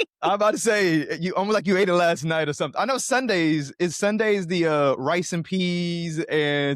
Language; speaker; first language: English; native; English